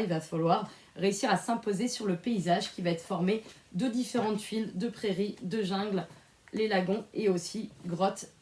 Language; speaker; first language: French; native; French